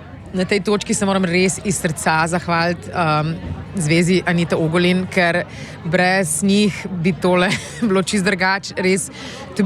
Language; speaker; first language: Slovenian; native; Slovenian